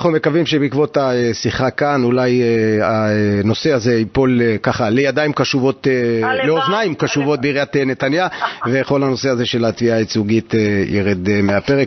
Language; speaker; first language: Hebrew; native; Hebrew